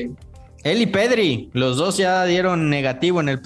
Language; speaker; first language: Spanish; native; Spanish